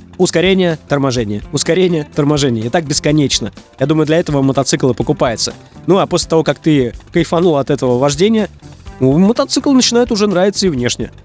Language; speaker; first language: Russian; native; Russian